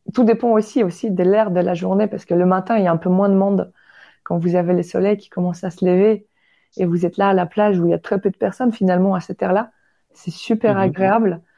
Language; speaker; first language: French; non-native, fluent; Polish